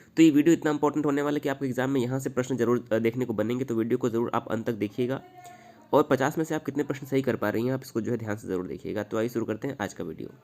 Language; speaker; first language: Hindi; native; Hindi